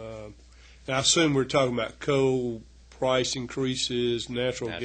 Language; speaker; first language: English; native; English